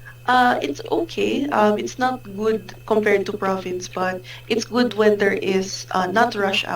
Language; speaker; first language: English; non-native, fluent; Filipino